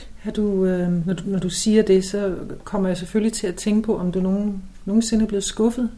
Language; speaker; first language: Danish; native; Danish